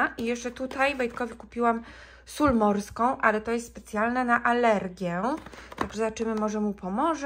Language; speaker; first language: Polish; native; Polish